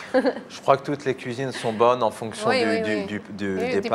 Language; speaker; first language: French; native; French